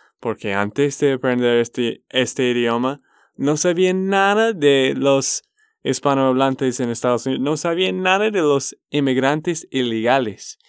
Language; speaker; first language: Spanish; non-native, learner; English